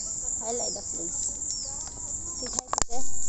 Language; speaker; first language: English; non-native, learner; Filipino